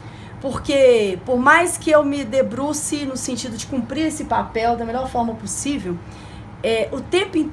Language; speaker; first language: Portuguese; native; Portuguese